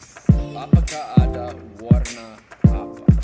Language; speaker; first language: Indonesian; non-native, learner; English